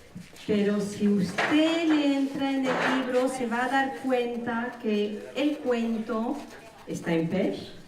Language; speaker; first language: Spanish; non-native, fluent; French